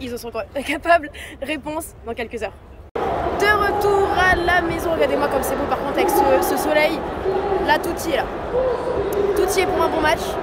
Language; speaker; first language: French; native; French